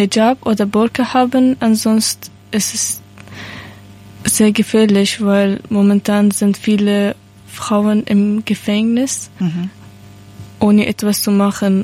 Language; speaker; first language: German; non-native, learner; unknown